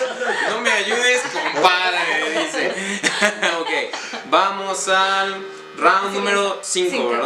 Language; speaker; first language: Spanish; native; Spanish